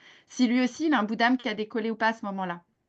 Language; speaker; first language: French; native; French